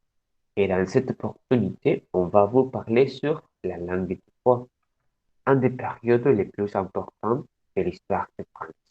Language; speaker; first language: French; non-native, learner; Spanish